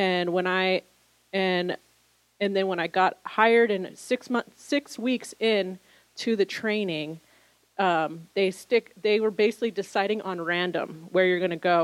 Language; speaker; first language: English; native; English